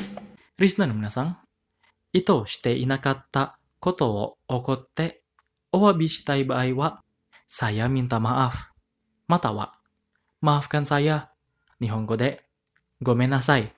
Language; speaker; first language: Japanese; non-native, fluent; Indonesian